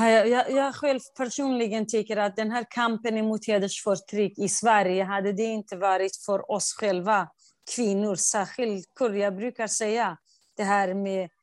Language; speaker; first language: Swedish; non-native, fluent; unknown